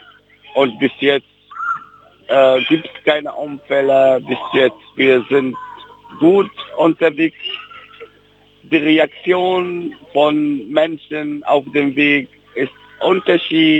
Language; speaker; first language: German; non-native, fluent; Arabic